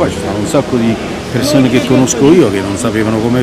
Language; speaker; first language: Italian; native; Italian